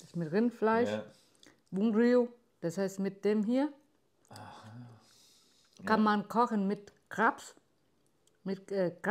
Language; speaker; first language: German; non-native, learner; Vietnamese